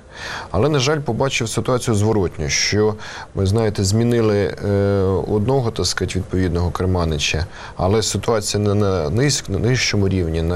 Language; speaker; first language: Ukrainian; native; Ukrainian